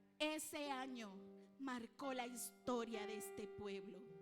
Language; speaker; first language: Spanish; native; Spanish